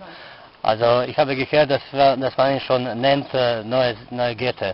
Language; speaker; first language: German; non-native, fluent; Serbian